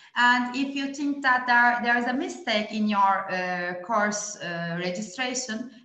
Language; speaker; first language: English; non-native, fluent; Turkish